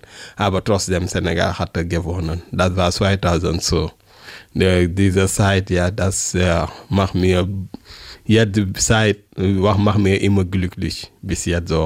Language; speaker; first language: German; non-native, learner; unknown